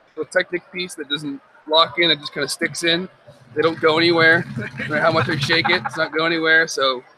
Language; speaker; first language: English; native; English